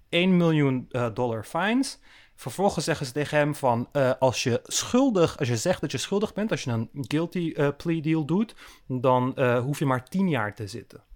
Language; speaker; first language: Dutch; early bilingual, other home language; Turkish